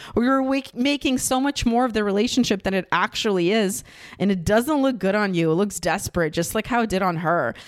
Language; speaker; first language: English; non-native, fluent; Russian